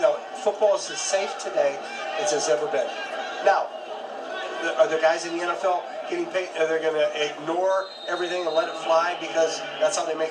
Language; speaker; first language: English; native; English